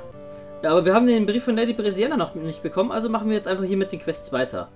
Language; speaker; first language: German; native; German